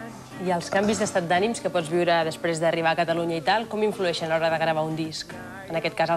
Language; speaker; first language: Catalan; native; Catalan